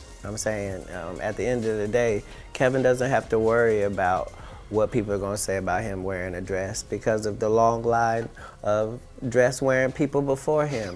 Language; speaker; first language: English; native; English